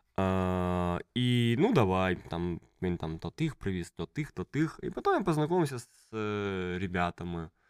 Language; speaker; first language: Russian; native; Russian